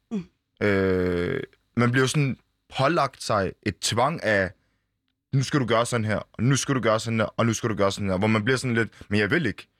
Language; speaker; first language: Danish; early bilingual, other home language; Arabic